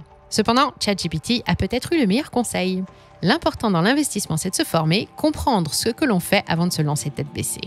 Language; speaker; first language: French; native; French